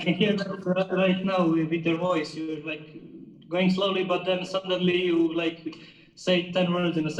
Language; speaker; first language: English; non-native, fluent; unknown